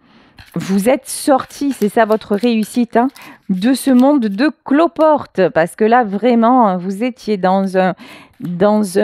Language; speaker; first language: French; native; French